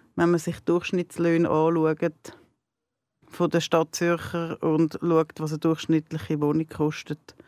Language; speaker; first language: German; native; German